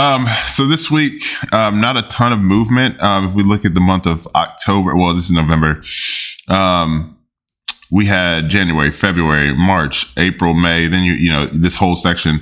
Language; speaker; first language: English; native; English